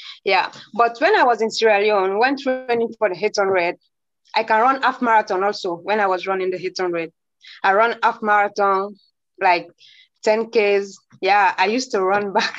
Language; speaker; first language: English; non-native, local second language; Krio